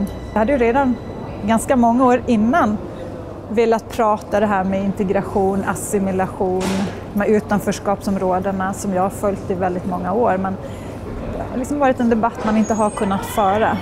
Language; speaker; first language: Swedish; native; Swedish